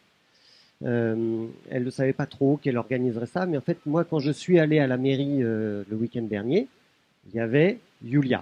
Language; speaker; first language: French; native; French